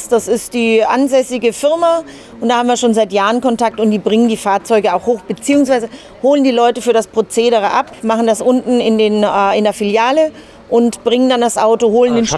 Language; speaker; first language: German; native; German